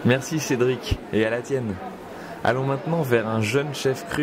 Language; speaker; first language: French; native; French